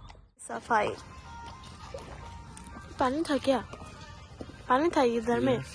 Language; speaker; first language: Hindi; non-native, local second language; Bangla